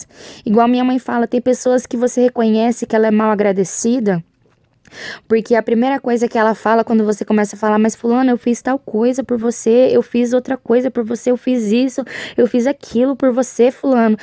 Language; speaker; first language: Portuguese; native; Portuguese